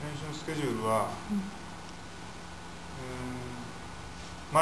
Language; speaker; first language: Japanese; native; Japanese